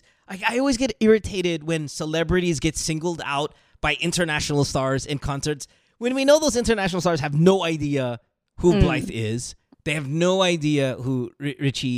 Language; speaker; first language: English; non-native, local second language; Filipino